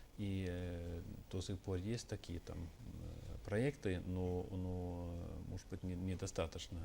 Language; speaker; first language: Russian; non-native, fluent; Norwegian